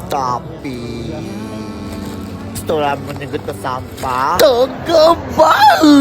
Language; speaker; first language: Indonesian; non-native, learner; Japanese